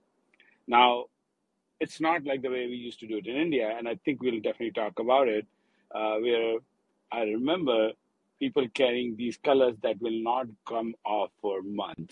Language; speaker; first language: English; non-native, local second language; Hindi